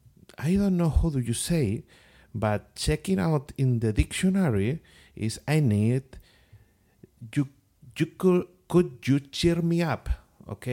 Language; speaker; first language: English; non-native, learner; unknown